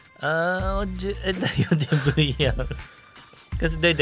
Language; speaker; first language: Chinese; non-native, learner; Japanese